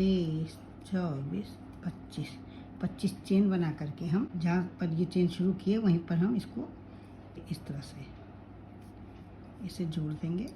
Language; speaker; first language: Hindi; native; Hindi